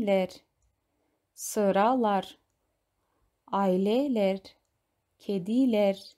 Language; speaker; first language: Turkish; non-native, fluent; Kazakh